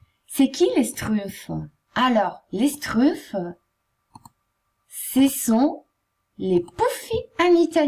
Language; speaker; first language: French; non-native, fluent; Italian